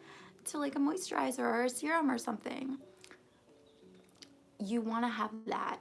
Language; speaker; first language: English; native; English